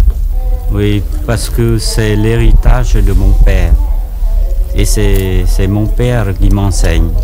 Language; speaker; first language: French; non-native, fluent; Khmer